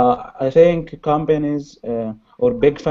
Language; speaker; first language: English; non-native, learner; Arabic